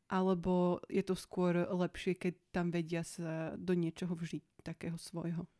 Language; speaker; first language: Slovak; native; Slovak